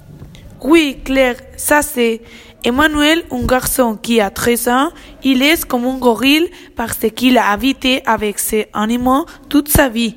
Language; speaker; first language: French; non-native, learner; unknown